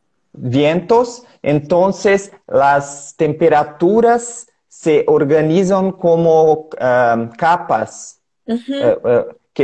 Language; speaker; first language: Spanish; non-native, learner; Portuguese